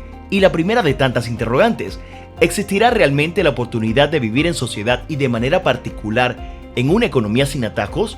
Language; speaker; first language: Spanish; native; Spanish